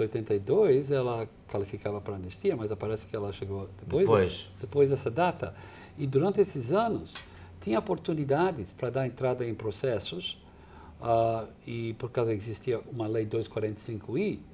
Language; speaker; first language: Portuguese; non-native, fluent; English